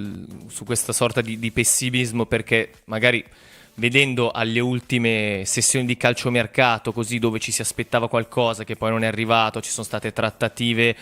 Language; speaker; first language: Italian; native; Italian